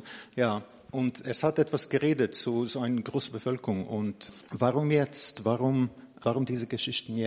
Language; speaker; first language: German; non-native, fluent; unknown